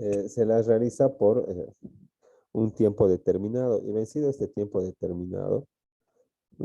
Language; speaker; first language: Spanish; native; Spanish